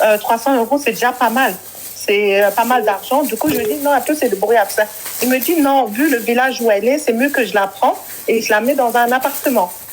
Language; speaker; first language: French; early bilingual, other home language; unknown